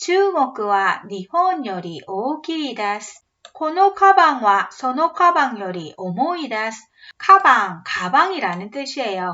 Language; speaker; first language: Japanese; non-native, fluent; Korean